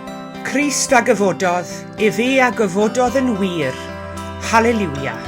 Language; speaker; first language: Welsh; native; Welsh